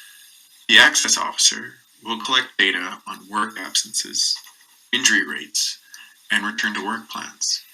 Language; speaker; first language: English; native; English